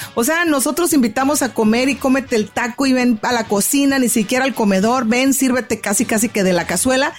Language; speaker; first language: Spanish; native; Spanish